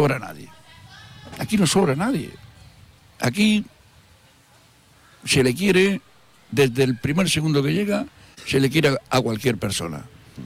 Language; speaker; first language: Spanish; native; Spanish